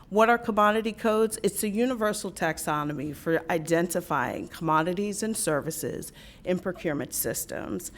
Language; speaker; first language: English; native; English